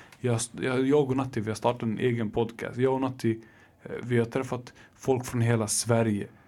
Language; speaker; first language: Swedish; early bilingual, other home language; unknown